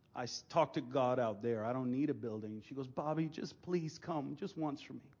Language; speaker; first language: English; native; English